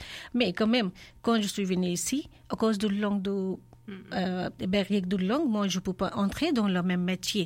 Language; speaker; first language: French; non-native, learner; Urdu